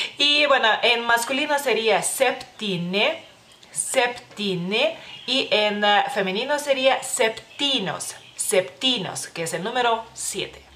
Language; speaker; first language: Spanish; non-native, fluent; Lithuanian